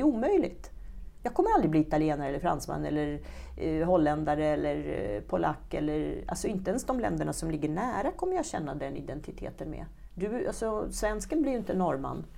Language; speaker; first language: Swedish; early bilingual, other home language; Czech